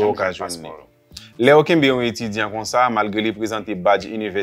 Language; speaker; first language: French; non-native, local second language; Haitian Creole